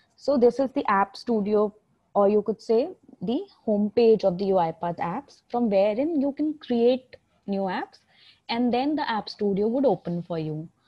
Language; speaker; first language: English; non-native, local second language; Hindi